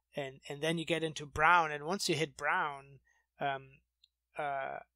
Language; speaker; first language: English; non-native, fluent; German